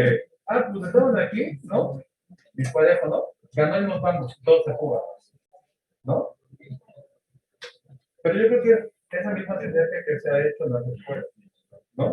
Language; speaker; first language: Spanish; native; Spanish